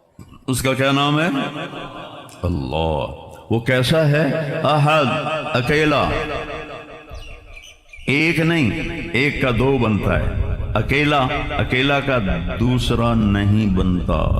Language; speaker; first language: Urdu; non-native, local second language; Punjabi